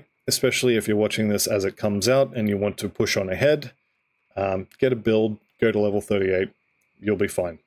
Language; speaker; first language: English; native; English